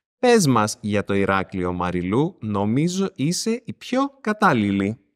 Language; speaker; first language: Greek; native; Greek